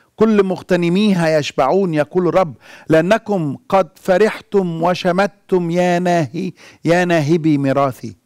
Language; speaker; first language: Arabic; native; Arabic